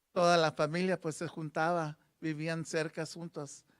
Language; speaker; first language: Spanish; early bilingual, other home language; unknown